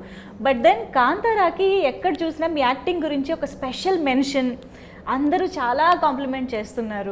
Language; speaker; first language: Telugu; native; Telugu